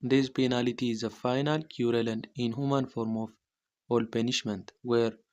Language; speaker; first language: English; non-native, local second language; Amharic